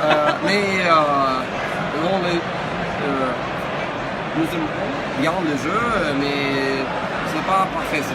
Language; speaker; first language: French; non-native, learner; Russian